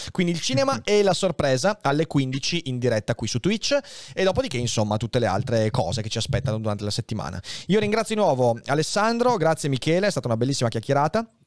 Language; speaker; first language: Italian; native; Italian